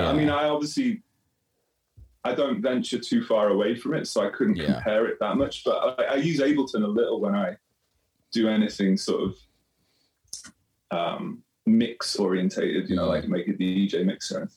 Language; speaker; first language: English; native; English